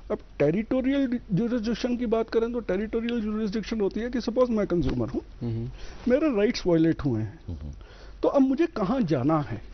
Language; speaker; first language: Hindi; native; Hindi